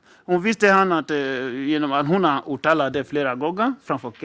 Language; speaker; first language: Swedish; non-native, fluent; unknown